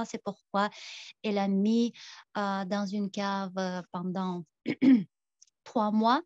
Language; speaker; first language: French; non-native, fluent; Tuvinian